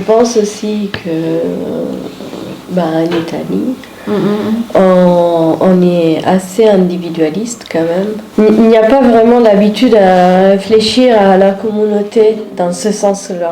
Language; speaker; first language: French; non-native, fluent; Italian